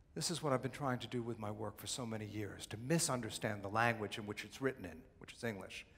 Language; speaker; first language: English; native; English